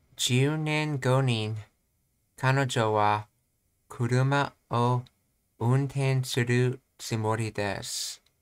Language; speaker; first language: Japanese; non-native, learner; English